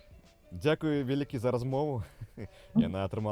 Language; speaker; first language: Belarusian; native; Belarusian